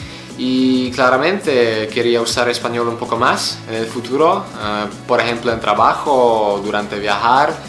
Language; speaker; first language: Spanish; non-native, learner; Polish